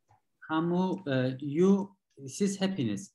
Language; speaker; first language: English; non-native, fluent; Turkish